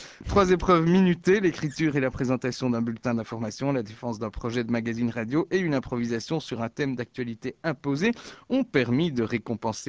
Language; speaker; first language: French; native; French